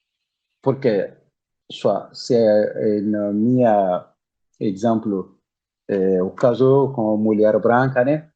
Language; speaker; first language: Portuguese; non-native, learner; Bambara